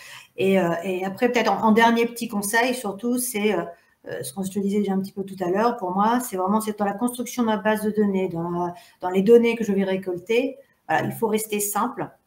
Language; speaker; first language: French; native; French